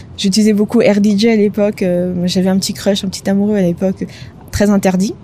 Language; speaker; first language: French; native; French